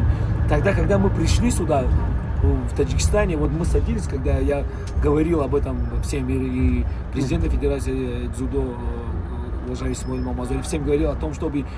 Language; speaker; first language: Russian; non-native, local second language; Tajik